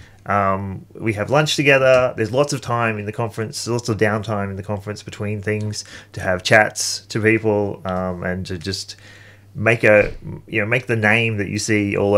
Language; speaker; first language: English; native; English